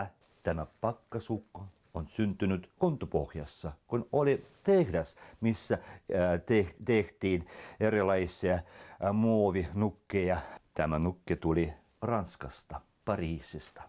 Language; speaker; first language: Finnish; non-native, local second language; Russian